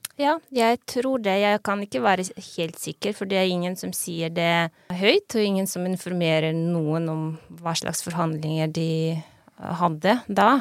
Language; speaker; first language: Norwegian; non-native, fluent; Belarusian